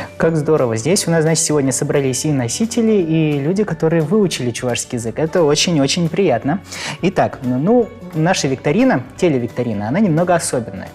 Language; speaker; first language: Russian; non-native, local second language; Chuvash